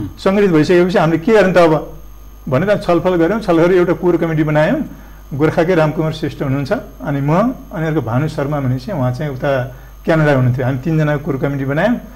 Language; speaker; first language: Nepali; native; Nepali